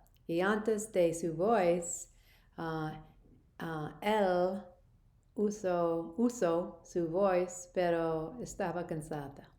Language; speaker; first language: Spanish; non-native, learner; English